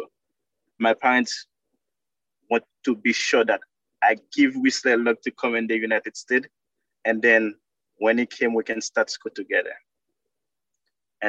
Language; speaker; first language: English; non-native, learner; Haitian Creole